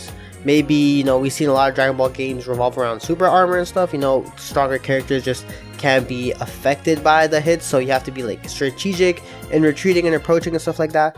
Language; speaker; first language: English; native; English